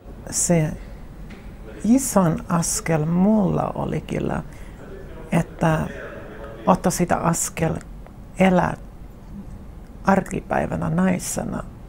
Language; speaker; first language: Finnish; non-native, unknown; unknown